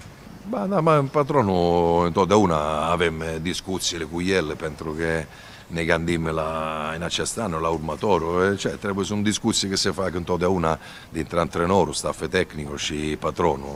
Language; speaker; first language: Romanian; non-native, fluent; Italian